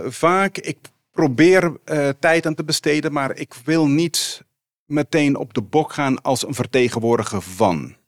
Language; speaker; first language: Dutch; non-native, local second language; Papiamento